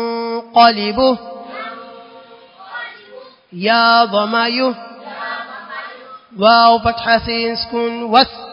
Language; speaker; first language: Arabic; non-native, learner; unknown